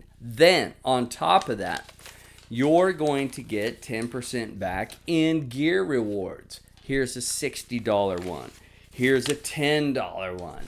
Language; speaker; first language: English; native; English